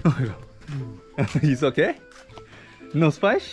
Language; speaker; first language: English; non-native, learner; Korean